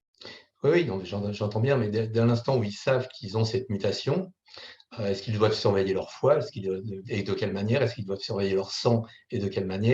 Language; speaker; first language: French; native; French